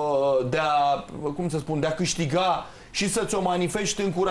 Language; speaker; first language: Romanian; native; Romanian